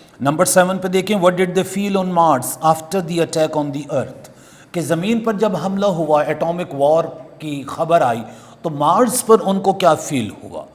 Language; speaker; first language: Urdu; non-native, local second language; Punjabi